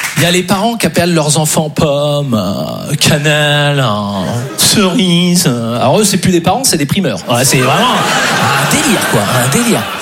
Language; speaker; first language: French; native; French